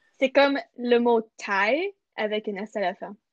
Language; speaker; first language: French; non-native, learner; English